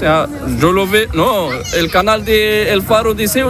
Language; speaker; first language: Spanish; non-native, learner; Arabic